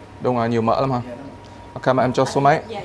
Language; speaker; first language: Vietnamese; early bilingual, heritage; Vietnamese